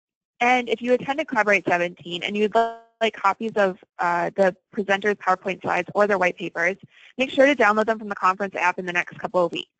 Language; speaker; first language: English; native; English